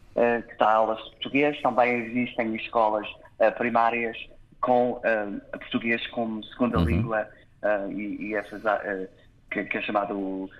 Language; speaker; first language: Portuguese; early bilingual, heritage; English